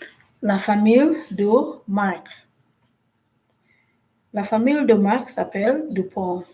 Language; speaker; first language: French; non-native, learner; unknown